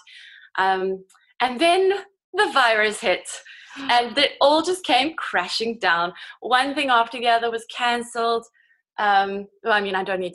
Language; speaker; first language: English; native; English